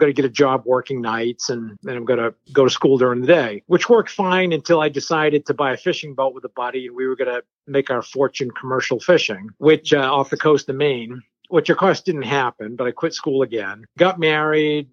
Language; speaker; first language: English; early bilingual, other home language; French